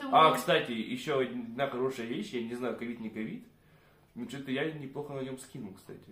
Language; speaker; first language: Russian; native; Russian